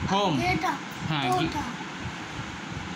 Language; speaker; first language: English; non-native, local second language; Bangla